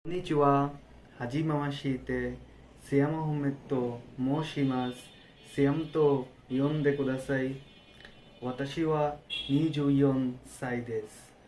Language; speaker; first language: Japanese; non-native, learner; Bangla